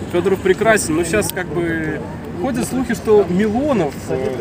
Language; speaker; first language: Russian; native; Russian